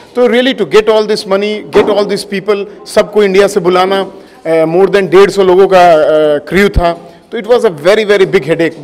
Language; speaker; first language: Hindi; native; Hindi